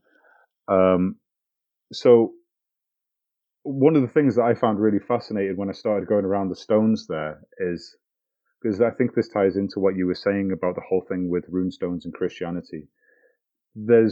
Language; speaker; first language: English; native; English